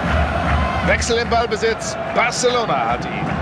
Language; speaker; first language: German; native; German